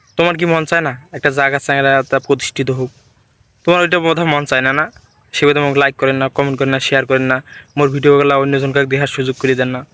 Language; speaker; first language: Bangla; native; Bangla